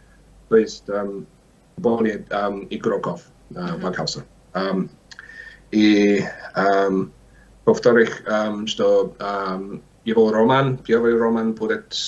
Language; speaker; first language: Russian; non-native, learner; English